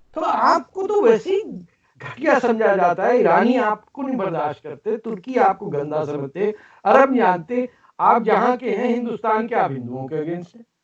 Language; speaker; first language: Urdu; native; Urdu